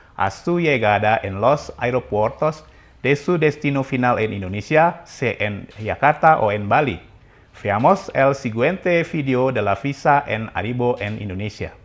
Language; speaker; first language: Spanish; non-native, fluent; Indonesian